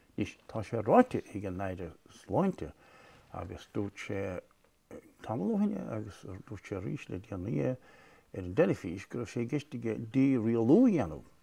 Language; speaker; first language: Irish; native; Irish